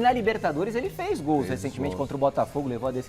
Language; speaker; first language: Portuguese; native; Portuguese